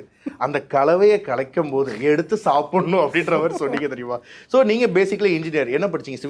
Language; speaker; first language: Tamil; native; Tamil